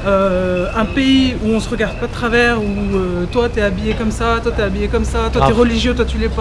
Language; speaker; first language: French; native; French